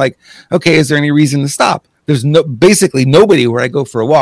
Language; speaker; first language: English; native; English